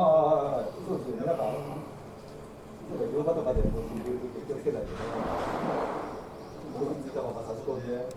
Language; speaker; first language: Japanese; native; Japanese